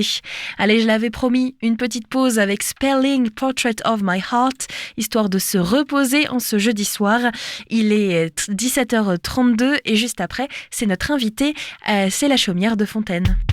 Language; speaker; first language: French; native; French